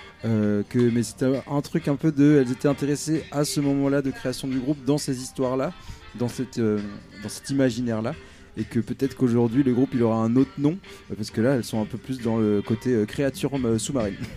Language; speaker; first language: French; native; French